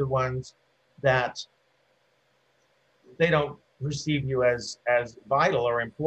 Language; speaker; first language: English; native; English